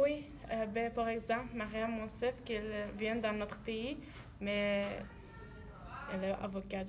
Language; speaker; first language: French; non-native, learner; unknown